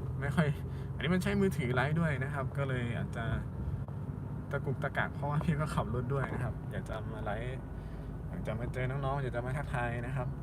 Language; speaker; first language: Thai; native; Thai